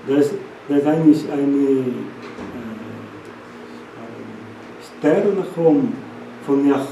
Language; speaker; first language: German; non-native, learner; Portuguese